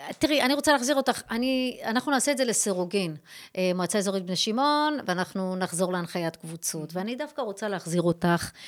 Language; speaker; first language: Hebrew; native; Hebrew